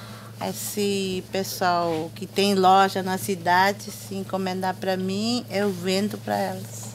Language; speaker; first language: Portuguese; non-native, local second language; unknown